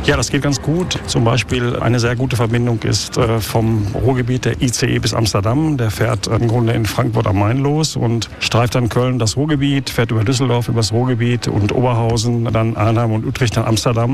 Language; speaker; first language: German; native; German